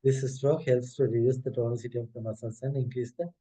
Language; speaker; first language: English; non-native, local second language; Sinhala